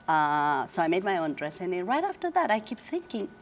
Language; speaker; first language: English; non-native, fluent; Amharic